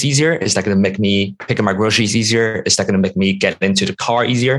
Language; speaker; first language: English; non-native, local second language; Cantonese